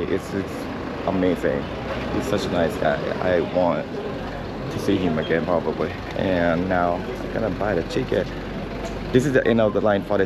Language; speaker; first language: English; non-native, fluent; Japanese